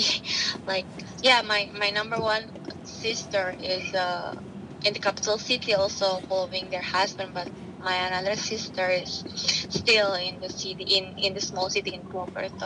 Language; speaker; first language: English; non-native, learner; Indonesian